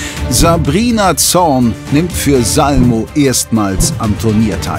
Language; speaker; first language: German; native; German